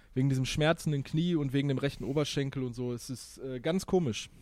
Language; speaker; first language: German; native; German